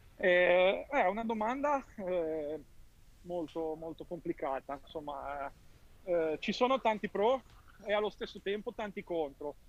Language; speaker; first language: Italian; native; Italian